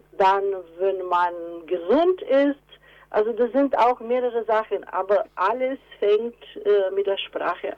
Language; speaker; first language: German; non-native, fluent; Romanian